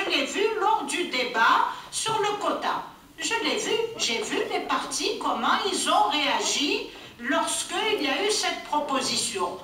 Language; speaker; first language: French; non-native, local second language; Kabyle